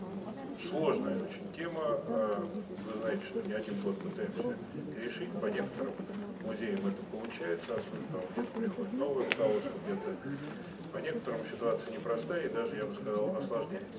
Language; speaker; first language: Russian; native; Russian